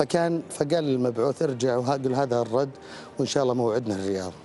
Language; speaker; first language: Arabic; native; Arabic